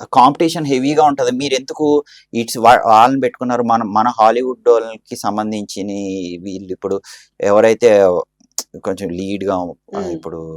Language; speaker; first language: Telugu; early bilingual, heritage; Telugu